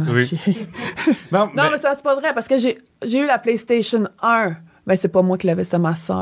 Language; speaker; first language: French; native; French